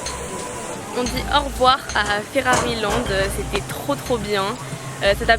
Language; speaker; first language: French; native; French